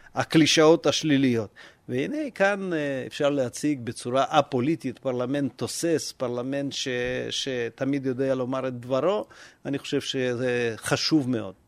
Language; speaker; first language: Hebrew; non-native, fluent; Russian